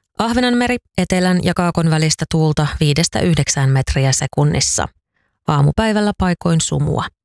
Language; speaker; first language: Finnish; native; Finnish